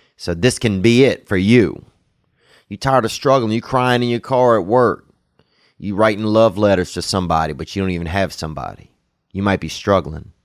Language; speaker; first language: English; native; English